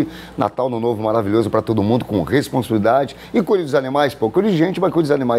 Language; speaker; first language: Portuguese; native; Portuguese